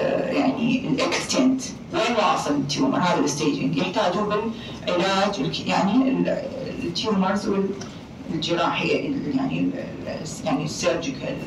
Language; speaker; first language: Arabic; native; Arabic